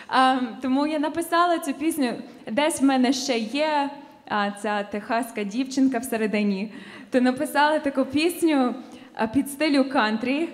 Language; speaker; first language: Ukrainian; non-native, fluent; English